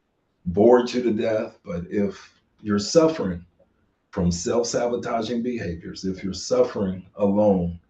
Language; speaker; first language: English; native; English